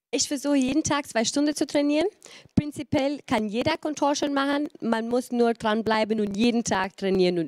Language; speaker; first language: German; non-native, fluent; Albanian